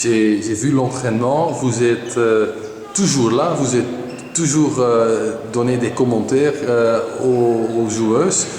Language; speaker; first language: French; non-native, local second language; Dutch